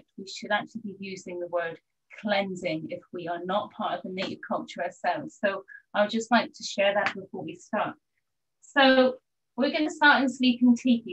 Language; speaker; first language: English; native; English